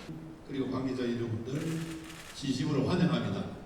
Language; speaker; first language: Korean; native; Korean